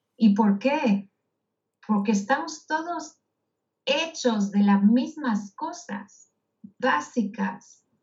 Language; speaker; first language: Spanish; non-native, fluent; Hebrew